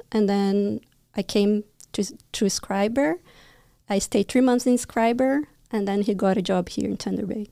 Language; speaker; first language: English; non-native, fluent; Portuguese